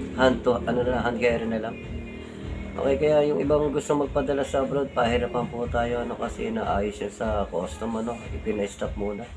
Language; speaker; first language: Filipino; native; Filipino